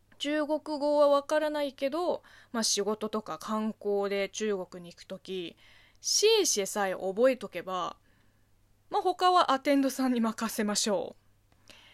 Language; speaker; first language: Japanese; non-native, fluent; Chinese